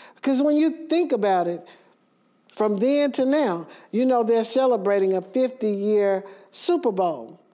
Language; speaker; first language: English; native; English